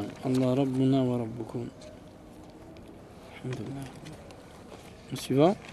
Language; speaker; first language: Arabic; early bilingual, heritage; Arabic